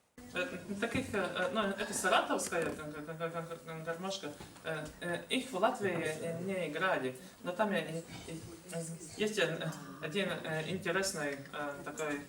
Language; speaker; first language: Russian; non-native, local second language; Latvian